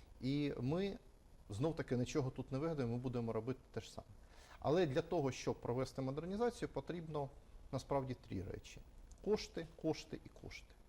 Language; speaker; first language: Ukrainian; native; Ukrainian